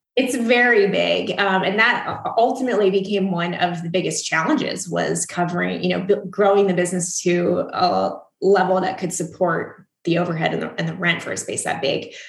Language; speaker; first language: English; native; English